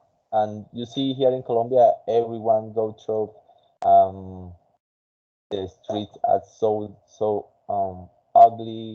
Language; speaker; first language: English; non-native, fluent; Spanish